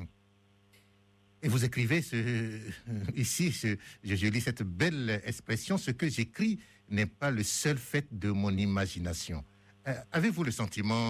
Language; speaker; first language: French; native; French